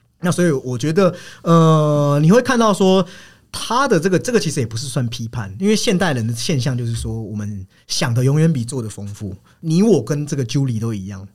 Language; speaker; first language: Chinese; native; Chinese